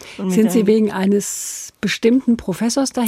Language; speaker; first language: German; native; German